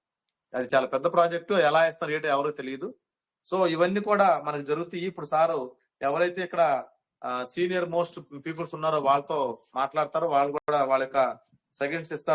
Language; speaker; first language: Telugu; native; Telugu